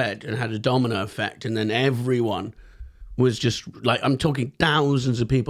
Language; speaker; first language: English; native; English